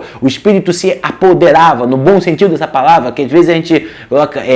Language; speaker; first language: Portuguese; native; Portuguese